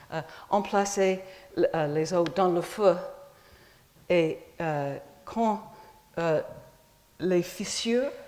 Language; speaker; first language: French; non-native, fluent; English